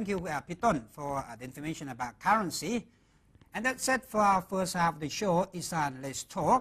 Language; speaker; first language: English; non-native, fluent; Thai